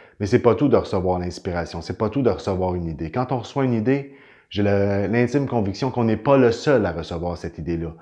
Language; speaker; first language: French; native; French